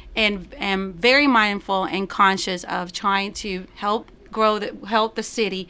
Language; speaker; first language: English; non-native, fluent; Spanish